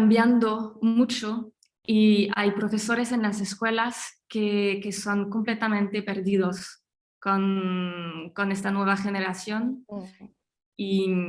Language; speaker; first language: Spanish; non-native, fluent; French